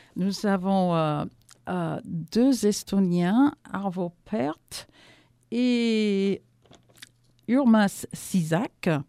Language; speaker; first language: French; non-native, fluent; English